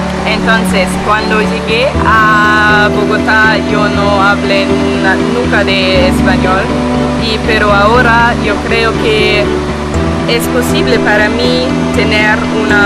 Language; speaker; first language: Spanish; non-native, learner; German